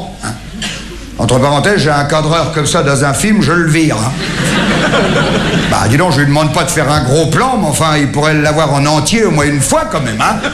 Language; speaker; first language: French; native; French